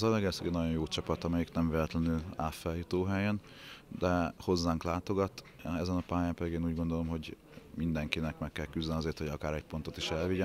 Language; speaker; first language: Hungarian; native; Hungarian